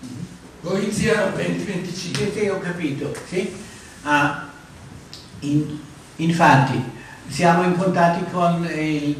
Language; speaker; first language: Italian; non-native, fluent; German